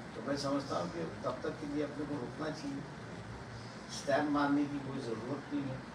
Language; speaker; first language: Hindi; non-native, local second language; Marathi